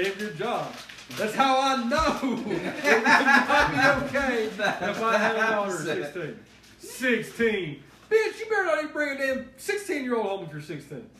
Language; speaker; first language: English; native; English